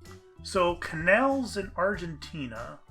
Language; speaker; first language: English; native; English